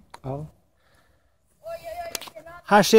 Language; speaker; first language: Swedish; native; Swedish